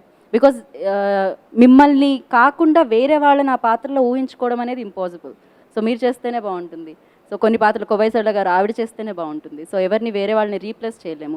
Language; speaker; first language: Telugu; native; Telugu